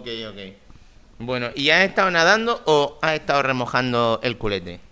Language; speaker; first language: Spanish; native; Spanish